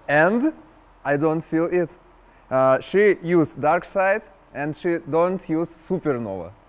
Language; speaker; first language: English; non-native, learner; Russian